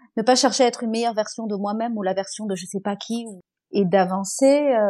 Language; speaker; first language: French; non-native, local second language; Arabic